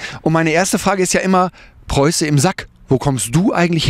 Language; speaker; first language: German; native; German